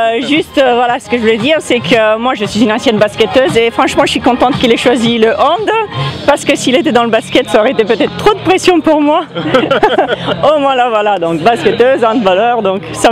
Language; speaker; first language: French; native; French